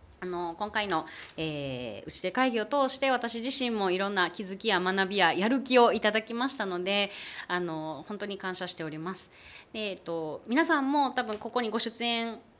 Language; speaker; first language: Japanese; native; Japanese